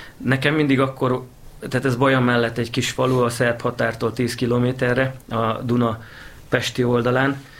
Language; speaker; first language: Hungarian; native; Hungarian